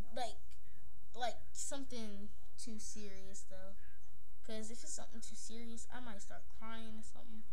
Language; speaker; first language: English; native; English